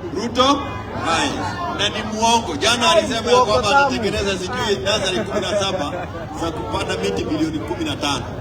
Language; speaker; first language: Swahili; non-native, local second language; Gusii